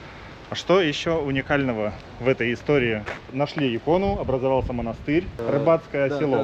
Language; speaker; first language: Russian; native; Russian